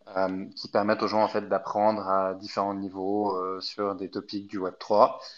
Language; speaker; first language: French; non-native, fluent; Arabic